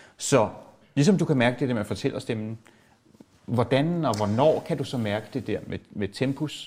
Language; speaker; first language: Danish; native; Danish